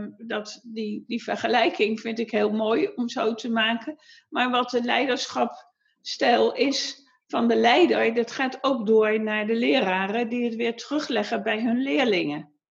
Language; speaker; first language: Dutch; native; Dutch